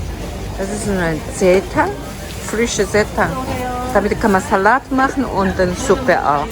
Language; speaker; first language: German; non-native, learner; Korean